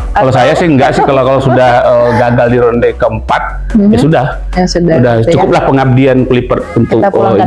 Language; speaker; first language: Indonesian; native; Indonesian